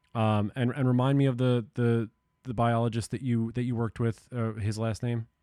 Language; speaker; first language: English; native; English